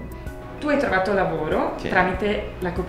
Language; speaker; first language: Italian; native; Italian